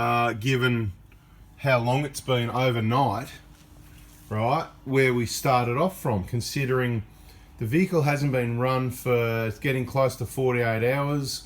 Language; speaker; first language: English; native; English